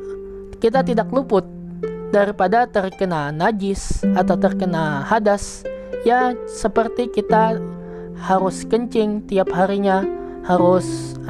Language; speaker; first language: Indonesian; native; Indonesian